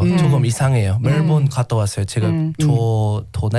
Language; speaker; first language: Korean; non-native, learner; English